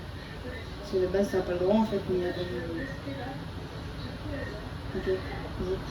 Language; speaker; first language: French; native; French